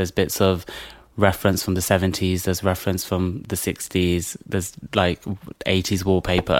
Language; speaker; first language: English; native; English